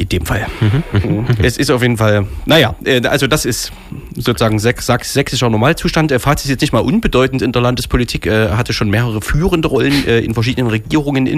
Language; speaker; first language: German; native; German